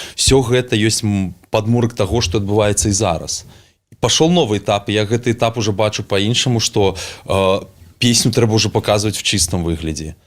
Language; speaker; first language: Belarusian; native; Belarusian